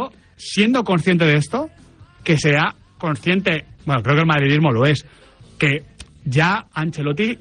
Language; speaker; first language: Spanish; native; Spanish